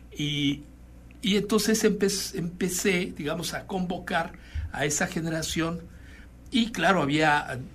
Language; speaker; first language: Spanish; native; Spanish